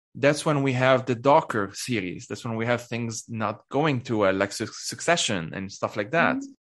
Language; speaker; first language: English; non-native, fluent; Arabic